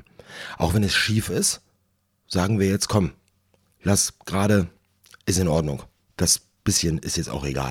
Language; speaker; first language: German; native; German